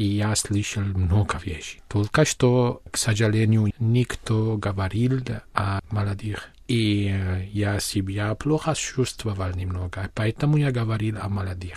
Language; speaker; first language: Russian; non-native, fluent; Armenian